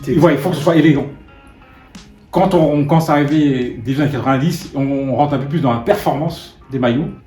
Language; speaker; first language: French; native; French